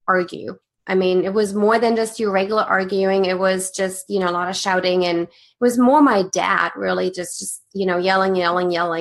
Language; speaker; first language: English; non-native, fluent; German